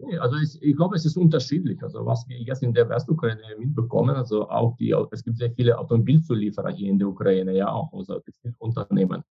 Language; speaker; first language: German; non-native, fluent; Ukrainian